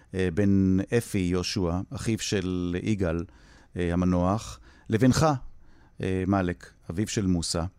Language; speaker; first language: Hebrew; native; Hebrew